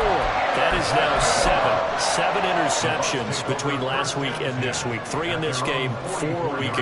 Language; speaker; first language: English; native; English